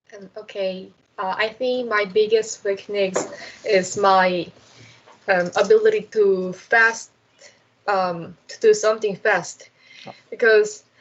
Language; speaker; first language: English; non-native, learner; Korean